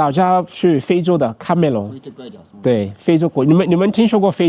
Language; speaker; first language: Chinese; non-native, fluent; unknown